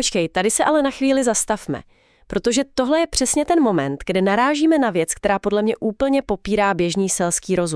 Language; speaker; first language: Czech; native; Czech